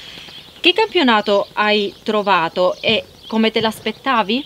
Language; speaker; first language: Italian; native; Italian